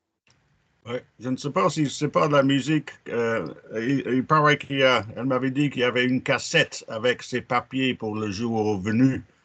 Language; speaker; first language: French; non-native, fluent; English